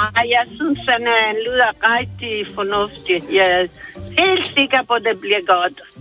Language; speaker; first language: Danish; non-native, fluent; Italian